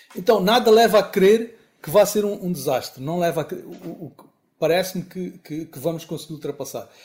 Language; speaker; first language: Portuguese; native; Portuguese